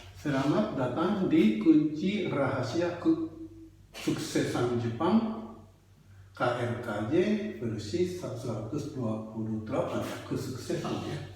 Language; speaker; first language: Indonesian; non-native, fluent; Japanese